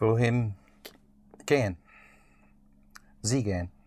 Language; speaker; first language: German; non-native, learner; English